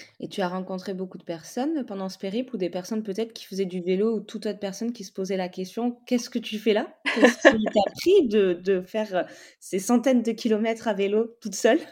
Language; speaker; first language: French; native; French